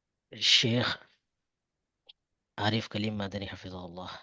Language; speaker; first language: Arabic; non-native, learner; Urdu